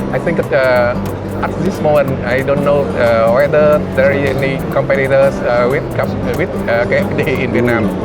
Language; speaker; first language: English; non-native, learner; Vietnamese